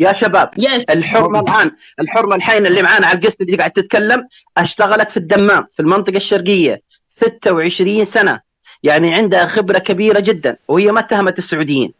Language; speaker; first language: Arabic; native; Arabic